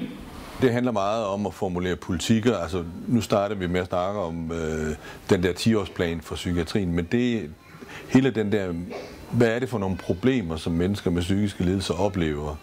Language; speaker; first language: Danish; native; Danish